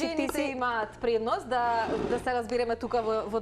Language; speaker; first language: Macedonian; native; Macedonian